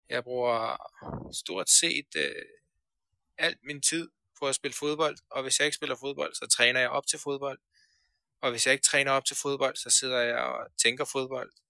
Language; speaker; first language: Danish; early bilingual, other home language; Persian